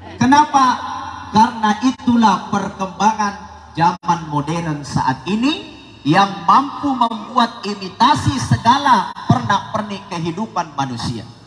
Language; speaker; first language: Indonesian; non-native, local second language; Buginese